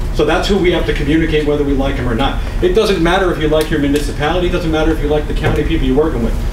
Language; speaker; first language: English; native; English